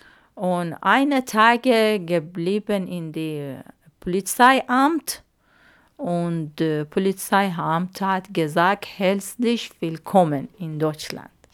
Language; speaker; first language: German; non-native, learner; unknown